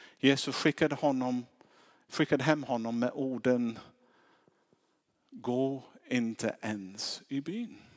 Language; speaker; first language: Swedish; non-native, fluent; English